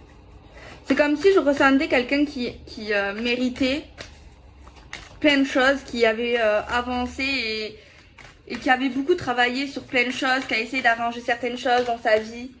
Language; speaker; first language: French; native; French